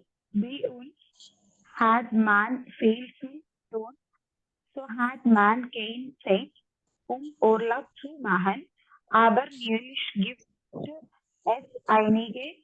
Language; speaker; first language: German; non-native, learner; Malayalam